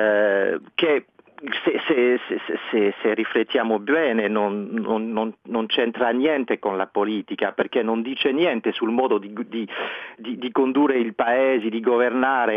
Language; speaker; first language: Italian; non-native, fluent; French